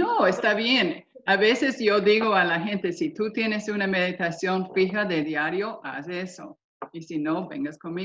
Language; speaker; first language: Spanish; non-native, fluent; English